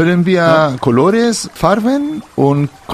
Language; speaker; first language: German; non-native, fluent; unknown